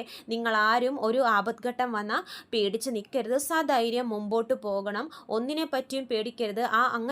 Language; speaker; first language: Malayalam; native; Malayalam